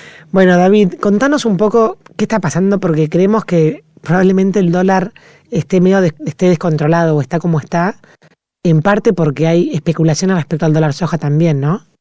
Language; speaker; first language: Spanish; native; Spanish